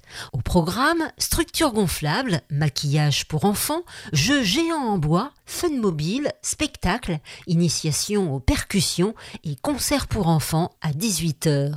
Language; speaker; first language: French; native; French